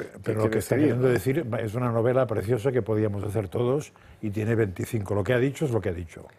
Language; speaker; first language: Spanish; native; Spanish